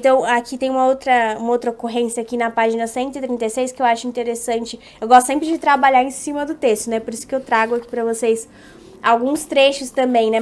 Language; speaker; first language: Portuguese; native; Portuguese